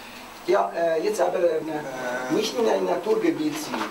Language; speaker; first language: German; non-native, learner; Italian